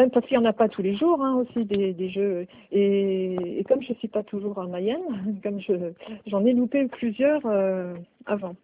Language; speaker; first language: French; native; French